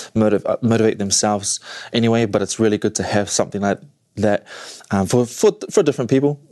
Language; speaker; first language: English; native; English